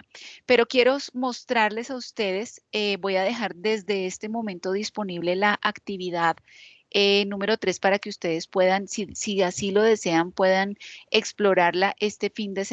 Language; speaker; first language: Spanish; native; Spanish